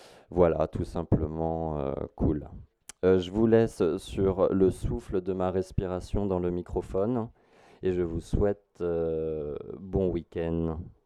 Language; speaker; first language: French; native; French